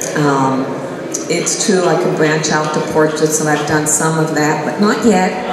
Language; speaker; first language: English; native; English